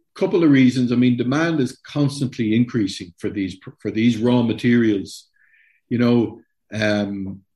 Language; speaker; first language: English; native; English